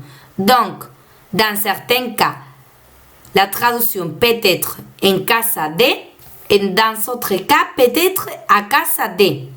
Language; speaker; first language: French; non-native, fluent; Spanish